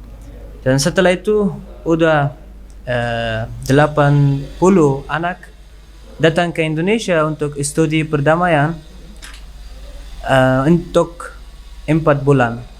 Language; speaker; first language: Indonesian; non-native, learner; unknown